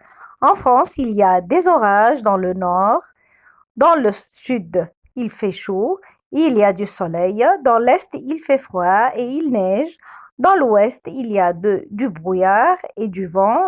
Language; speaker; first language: French; non-native, fluent; Arabic